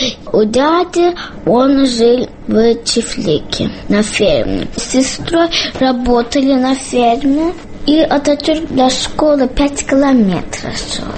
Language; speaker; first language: Russian; early bilingual, other home language; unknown